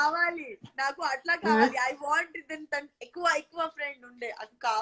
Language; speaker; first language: Telugu; non-native, local second language; Gujarati